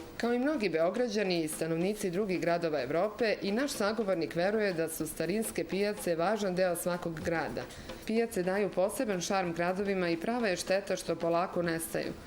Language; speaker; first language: Serbian; native; Serbian